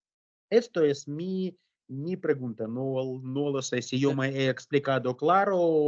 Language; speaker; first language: Spanish; non-native, learner; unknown